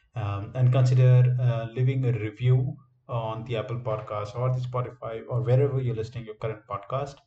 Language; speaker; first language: English; non-native, local second language; Gujarati